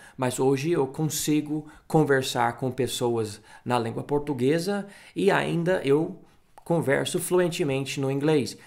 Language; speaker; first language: Portuguese; non-native, fluent; English